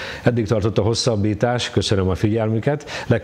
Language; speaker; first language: Hungarian; native; Hungarian